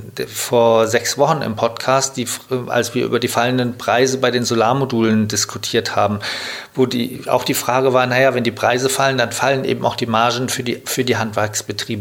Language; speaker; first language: German; native; German